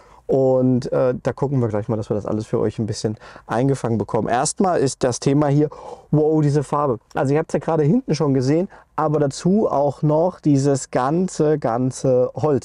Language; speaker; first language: German; native; German